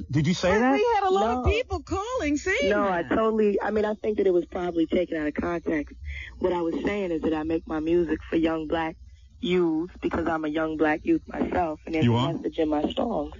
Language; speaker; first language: English; native; English